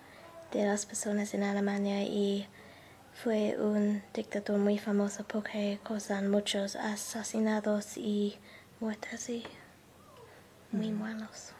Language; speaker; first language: Spanish; non-native, learner; English